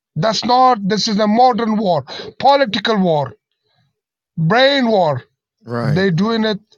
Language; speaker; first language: English; non-native, learner; Persian